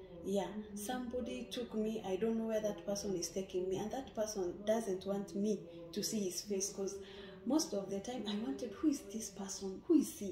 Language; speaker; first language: English; non-native, local second language; Swahili